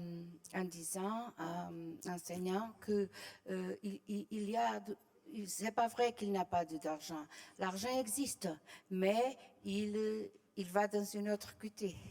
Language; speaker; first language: French; non-native, fluent; Portuguese